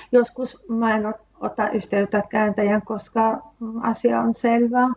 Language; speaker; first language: Finnish; non-native, fluent; Spanish